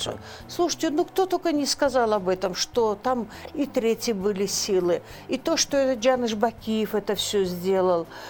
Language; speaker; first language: Russian; non-native, local second language; Kyrgyz